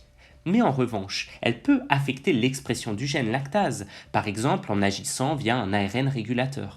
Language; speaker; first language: French; native; French